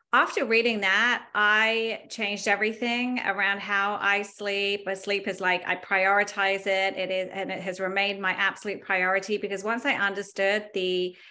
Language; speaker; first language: English; native; English